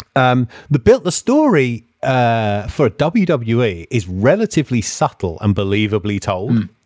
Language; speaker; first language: English; native; English